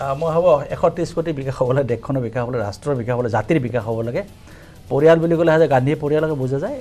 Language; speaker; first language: Assamese; native; Assamese